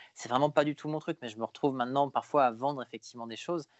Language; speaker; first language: French; native; French